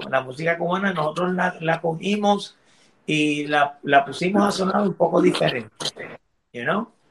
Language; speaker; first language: Spanish; early bilingual, heritage; Spanish